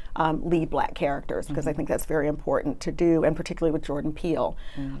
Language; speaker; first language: English; native; English